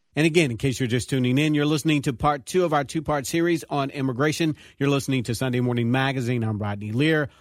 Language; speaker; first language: English; native; English